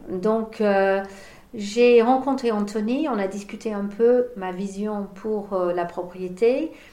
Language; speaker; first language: French; non-native, fluent; English